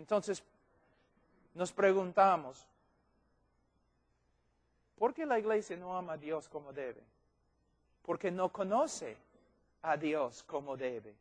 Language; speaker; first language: Spanish; non-native, fluent; English